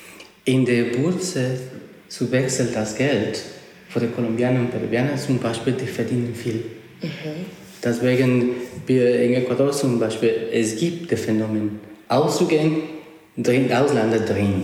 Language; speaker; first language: German; non-native, learner; Spanish